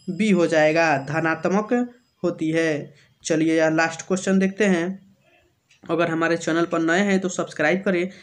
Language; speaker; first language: Hindi; native; Hindi